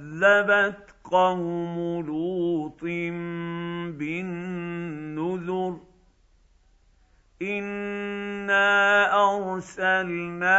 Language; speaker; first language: Arabic; native; Arabic